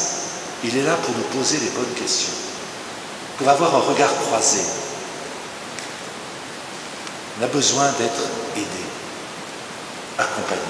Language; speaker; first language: French; native; French